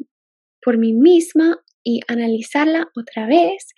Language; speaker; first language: Spanish; non-native, fluent; English